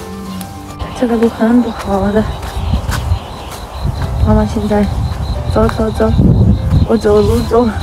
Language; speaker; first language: Chinese; non-native, learner; Ukrainian